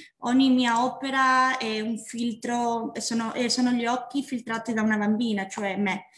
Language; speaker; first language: Italian; non-native, fluent; Spanish